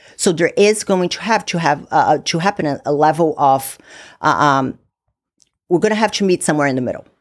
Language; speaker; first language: English; non-native, fluent; Portuguese